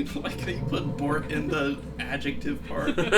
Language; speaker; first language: English; native; English